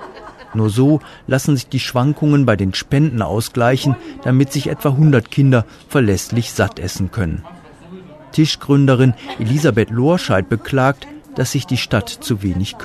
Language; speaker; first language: German; native; German